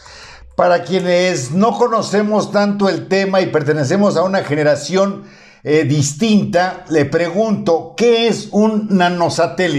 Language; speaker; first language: Spanish; native; Spanish